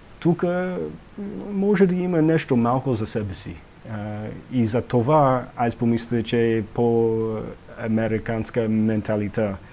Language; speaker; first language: Bulgarian; non-native, learner; English